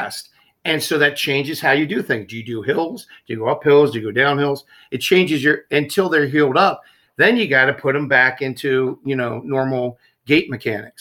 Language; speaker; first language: English; native; English